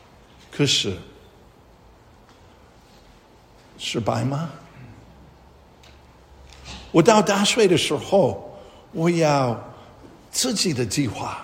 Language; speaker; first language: Chinese; non-native, fluent; English